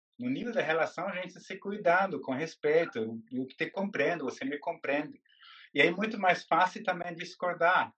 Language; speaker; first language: Portuguese; non-native, fluent; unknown